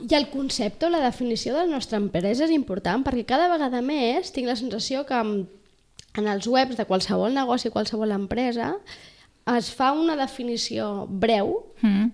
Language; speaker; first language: Catalan; native; Catalan